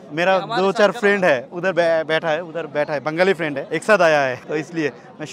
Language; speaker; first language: Hindi; non-native, learner; Bangla